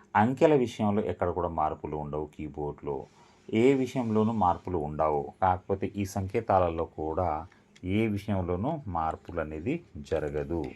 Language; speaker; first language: Telugu; non-native, local second language; Lambadi